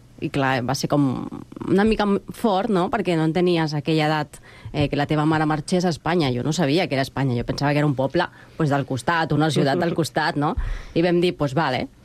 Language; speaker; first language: Catalan; early bilingual, other home language; Spanish